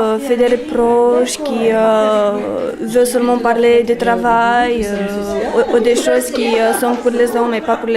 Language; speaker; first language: French; non-native, learner; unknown